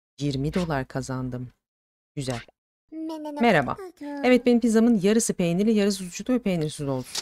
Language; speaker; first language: Turkish; native; Turkish